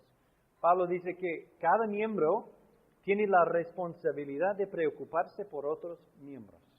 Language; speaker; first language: Spanish; non-native, fluent; English